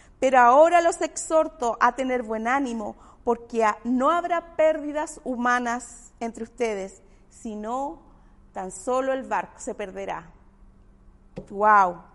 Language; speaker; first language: Spanish; native; Spanish